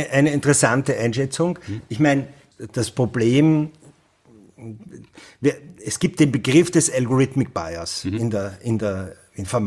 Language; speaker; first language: German; native; German